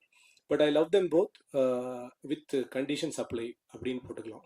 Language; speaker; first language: Tamil; native; Tamil